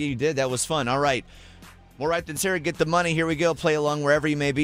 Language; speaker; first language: English; native; English